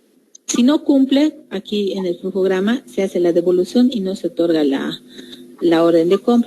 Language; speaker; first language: Spanish; native; Spanish